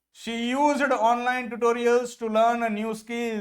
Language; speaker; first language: English; non-native, local second language; Gujarati